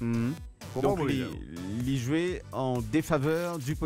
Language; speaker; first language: French; non-native, local second language; Morisyen